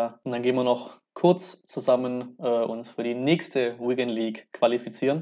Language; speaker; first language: German; native; German